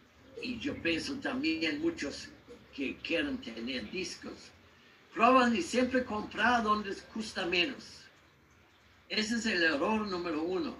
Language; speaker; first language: Spanish; non-native, learner; German